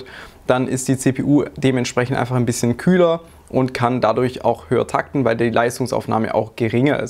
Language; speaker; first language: German; native; German